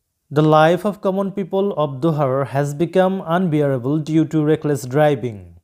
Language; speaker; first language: English; non-native, local second language; Bangla